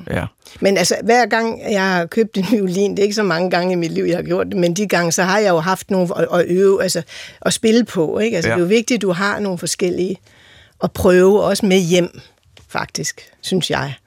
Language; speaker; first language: Danish; native; Danish